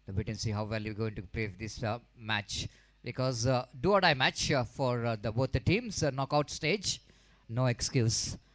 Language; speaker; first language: English; non-native, local second language; Kannada